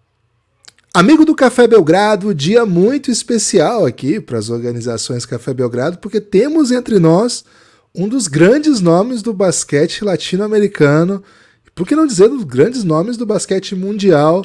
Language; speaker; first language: Portuguese; native; Portuguese